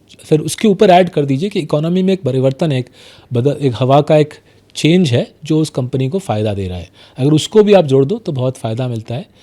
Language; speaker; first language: Hindi; non-native, local second language; Bangla